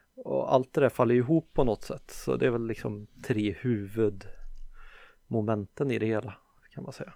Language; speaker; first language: Swedish; native; Swedish